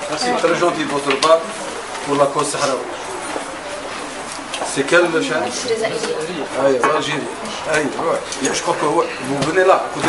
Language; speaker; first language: French; non-native, local second language; Arabic